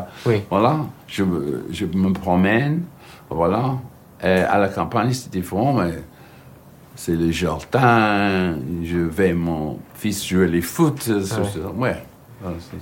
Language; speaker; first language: French; non-native, learner; English